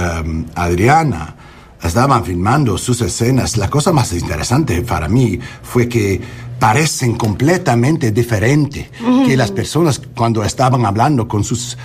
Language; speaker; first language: Spanish; non-native, learner; English